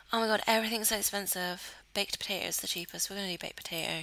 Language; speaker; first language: English; native; English